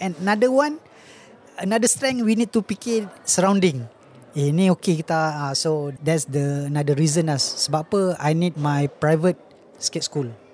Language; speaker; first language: English; non-native, local second language; Malay